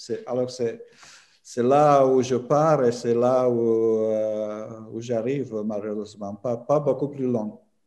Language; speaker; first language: French; non-native, fluent; Romanian